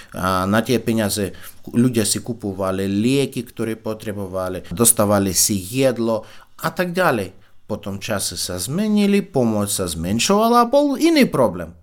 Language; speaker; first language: Slovak; non-native, fluent; Russian